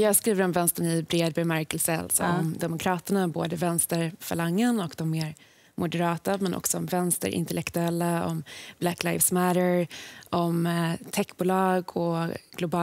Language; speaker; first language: Swedish; native; Swedish